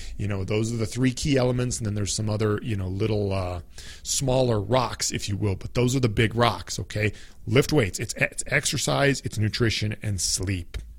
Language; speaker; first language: English; native; English